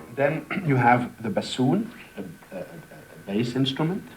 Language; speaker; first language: English; non-native, fluent; French